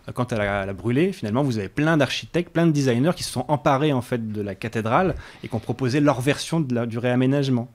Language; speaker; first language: French; native; French